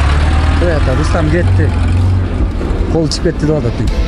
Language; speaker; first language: Russian; non-native, local second language; Kyrgyz